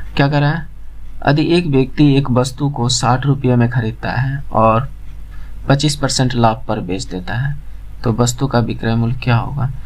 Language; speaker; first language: Hindi; native; Hindi